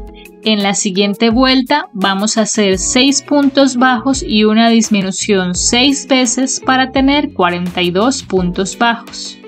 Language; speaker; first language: Spanish; native; Spanish